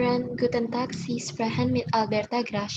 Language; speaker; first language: German; non-native, learner; Indonesian